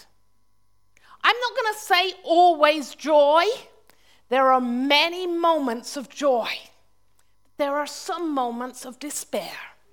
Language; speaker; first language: English; native; English